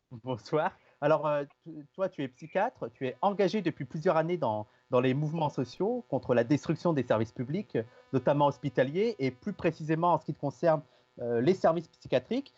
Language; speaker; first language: French; native; French